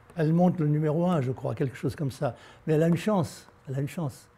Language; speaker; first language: French; native; French